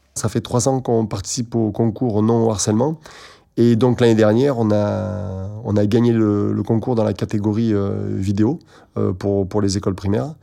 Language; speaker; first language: French; native; French